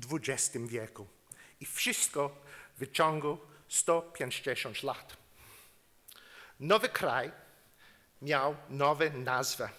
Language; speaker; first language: Polish; non-native, learner; English